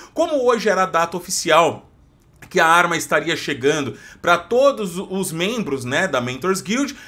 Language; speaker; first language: Portuguese; native; Portuguese